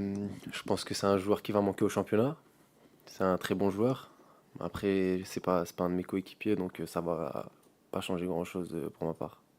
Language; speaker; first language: French; native; French